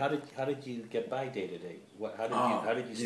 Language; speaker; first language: English; native; English